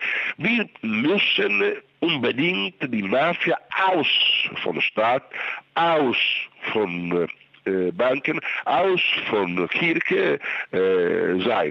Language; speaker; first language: German; non-native, fluent; Italian